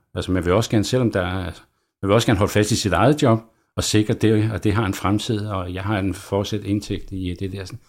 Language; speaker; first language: Danish; native; Danish